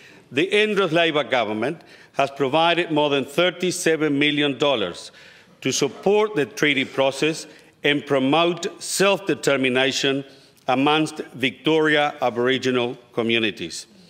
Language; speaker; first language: English; non-native, fluent; Spanish